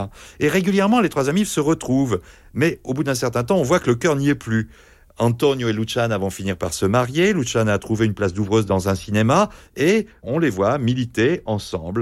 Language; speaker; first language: French; native; French